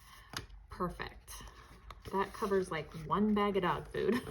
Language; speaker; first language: English; native; English